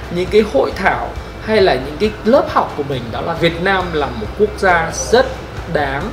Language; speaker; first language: Vietnamese; native; Vietnamese